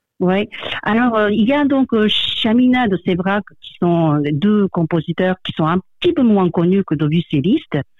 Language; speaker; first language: French; non-native, fluent; Japanese